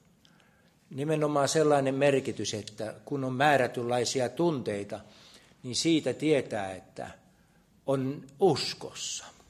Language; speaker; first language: Finnish; native; Finnish